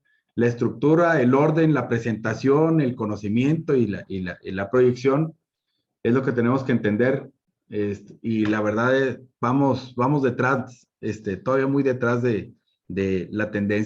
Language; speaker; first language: Spanish; native; Spanish